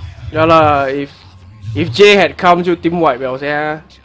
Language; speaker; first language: English; non-native, local second language; Chinese